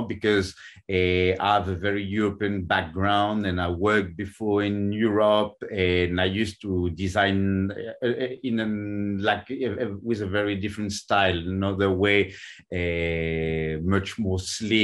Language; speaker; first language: English; non-native, fluent; French